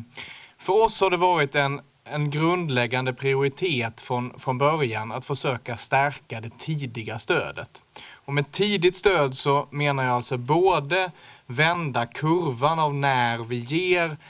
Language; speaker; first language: Swedish; native; Swedish